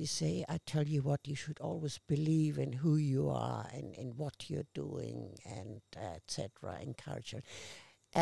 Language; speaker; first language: English; non-native, fluent; German